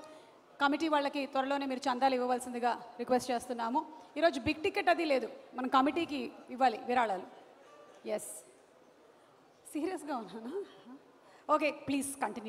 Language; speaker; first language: Telugu; native; Telugu